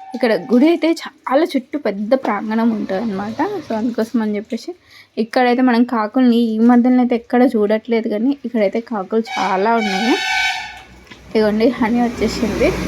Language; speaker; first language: Telugu; non-native, local second language; Lambadi